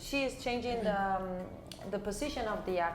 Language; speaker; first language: English; non-native, fluent; Spanish